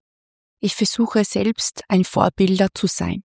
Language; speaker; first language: German; non-native, fluent; Chinese